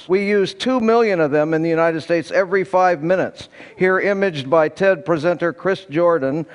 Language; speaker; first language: English; native; English